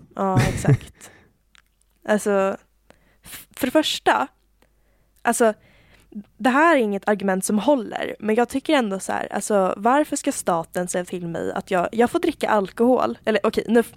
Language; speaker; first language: Swedish; native; Swedish